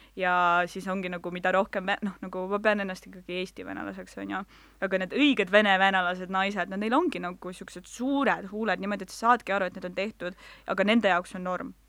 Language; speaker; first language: Estonian; non-native, local second language; Russian